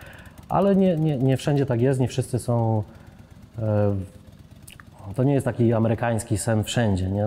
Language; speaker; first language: Polish; native; Polish